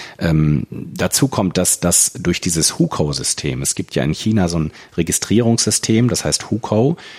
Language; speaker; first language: German; native; German